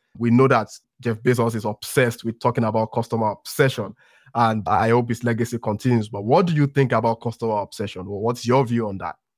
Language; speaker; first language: English; non-native, local second language; Yoruba